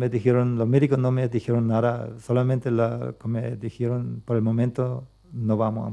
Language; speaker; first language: Spanish; non-native, local second language; Plautdietsch